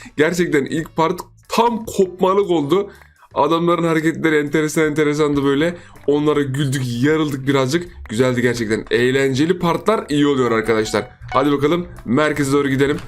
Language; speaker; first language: Turkish; native; Turkish